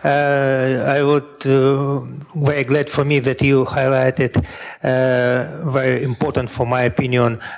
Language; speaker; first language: English; non-native, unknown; Russian